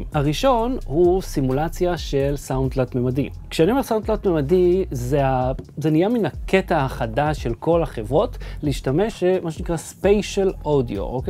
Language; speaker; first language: Hebrew; native; Hebrew